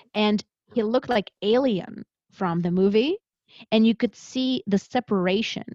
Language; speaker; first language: English; early bilingual, other home language; Russian